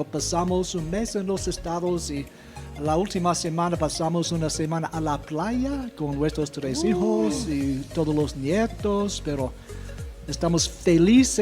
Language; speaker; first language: Spanish; non-native, fluent; English